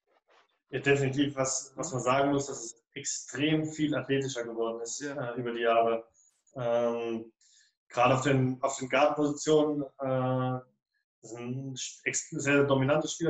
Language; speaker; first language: German; native; German